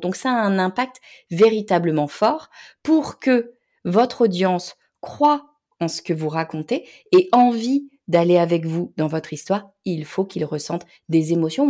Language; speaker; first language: French; native; French